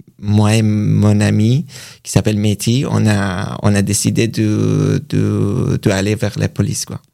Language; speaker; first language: French; non-native, learner; Persian